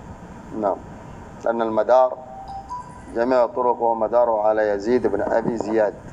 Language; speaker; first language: Arabic; native; Arabic